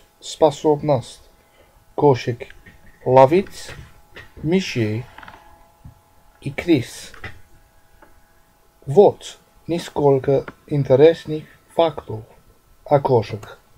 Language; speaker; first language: Russian; non-native, learner; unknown